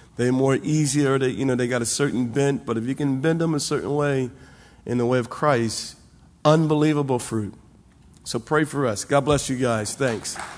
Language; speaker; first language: English; native; English